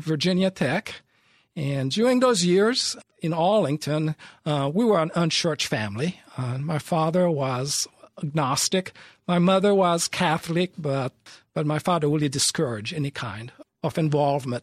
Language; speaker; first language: English; early bilingual, other home language; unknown